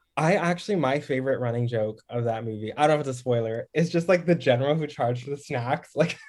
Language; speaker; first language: English; native; English